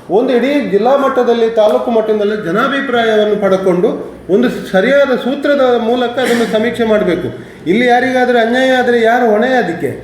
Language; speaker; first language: Kannada; non-native, local second language; Tulu